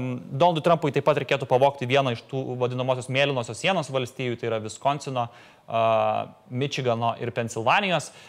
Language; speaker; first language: Lithuanian; native; Lithuanian